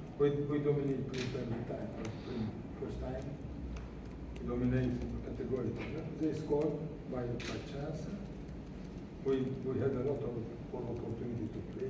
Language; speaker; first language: English; non-native, fluent; Romanian